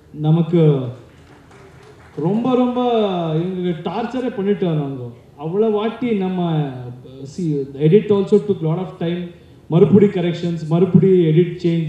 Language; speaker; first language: Tamil; non-native, learner; Kannada